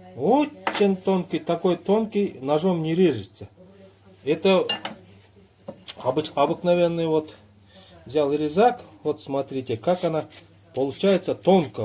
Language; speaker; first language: Russian; non-native, local second language; Kyrgyz